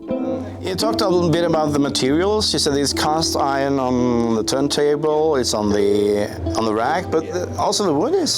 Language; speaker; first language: English; non-native, fluent; Norwegian